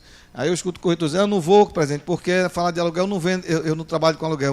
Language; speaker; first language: Portuguese; native; Portuguese